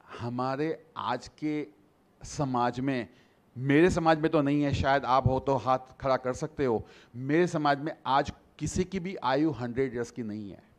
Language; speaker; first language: Hindi; non-native, local second language; Gujarati